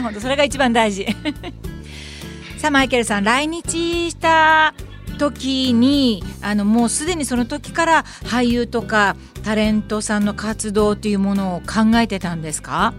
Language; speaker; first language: Japanese; native; Japanese